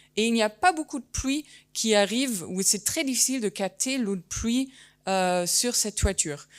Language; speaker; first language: French; non-native, fluent; German